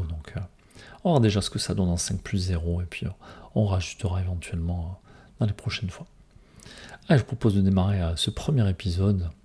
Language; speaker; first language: French; native; French